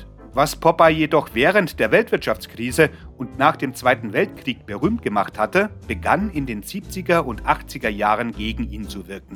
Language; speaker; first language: German; native; German